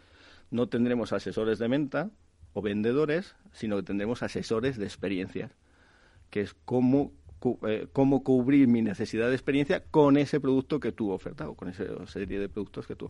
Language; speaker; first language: Spanish; native; Spanish